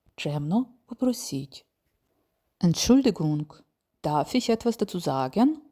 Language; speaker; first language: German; non-native, fluent; Ukrainian